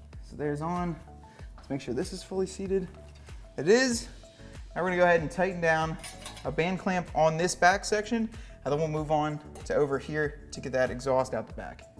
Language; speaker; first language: English; native; English